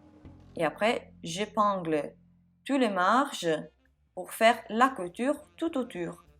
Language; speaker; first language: French; non-native, fluent; Italian